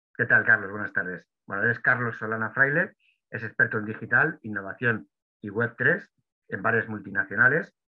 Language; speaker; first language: Spanish; native; Spanish